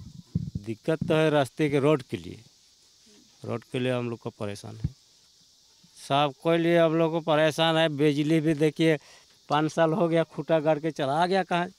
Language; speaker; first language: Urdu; non-native, local second language; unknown